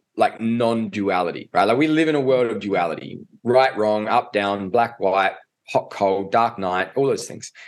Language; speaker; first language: English; native; English